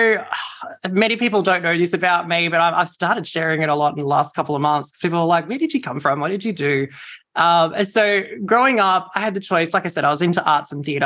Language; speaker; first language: English; native; English